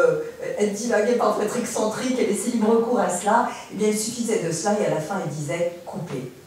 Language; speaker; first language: French; native; French